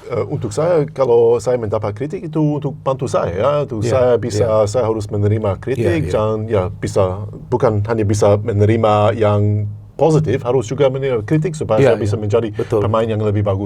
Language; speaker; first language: Indonesian; non-native, fluent; English